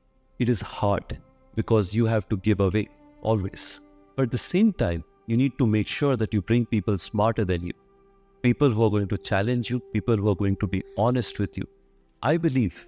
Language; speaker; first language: English; non-native, local second language; Hindi